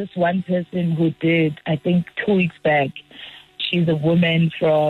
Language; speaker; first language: English; non-native, local second language; Zulu